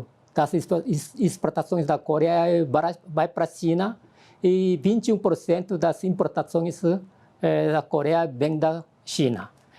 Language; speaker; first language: Portuguese; non-native, learner; Korean